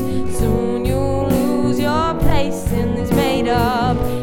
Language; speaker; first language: English; native; English